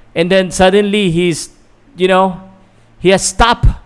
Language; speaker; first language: English; non-native, local second language; Filipino